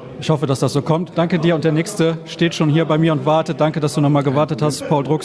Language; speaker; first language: German; native; German